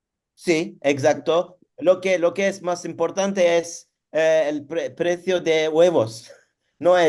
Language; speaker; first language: Spanish; non-native, learner; Turkish